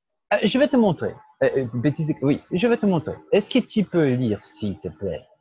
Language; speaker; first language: French; non-native, fluent; Portuguese